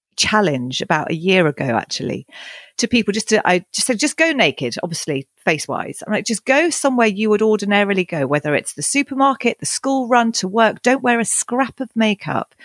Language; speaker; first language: English; native; English